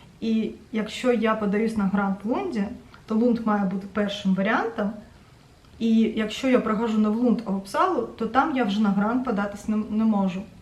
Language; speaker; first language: Ukrainian; non-native, local second language; Russian